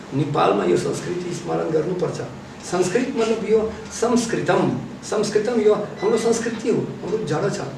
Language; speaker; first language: Nepali; non-native, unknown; Russian